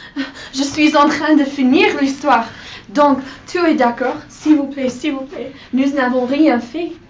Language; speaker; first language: French; non-native, learner; English